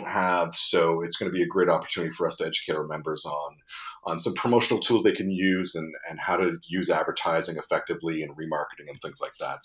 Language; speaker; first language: English; native; English